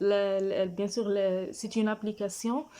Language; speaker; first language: French; non-native, fluent; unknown